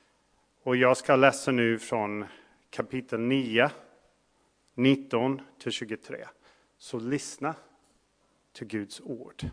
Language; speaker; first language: Swedish; non-native, fluent; English